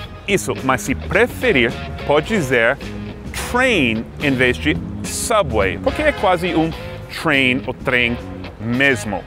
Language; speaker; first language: Portuguese; non-native, fluent; English